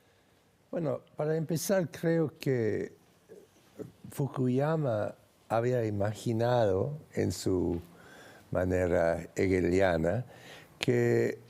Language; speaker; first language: Spanish; non-native, fluent; English